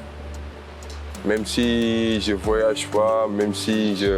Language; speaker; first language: French; non-native, local second language; Wolof